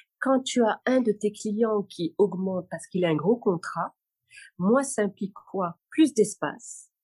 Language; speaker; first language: French; non-native, local second language; Arabic